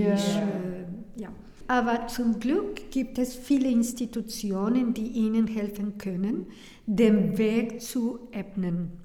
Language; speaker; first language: German; non-native, learner; Spanish